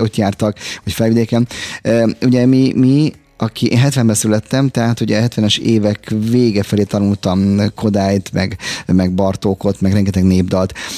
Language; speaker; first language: Hungarian; native; Hungarian